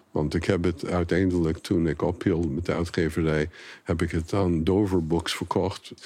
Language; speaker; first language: Dutch; non-native, fluent; English